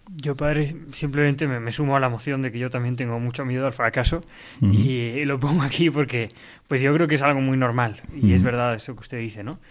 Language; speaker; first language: Spanish; native; Spanish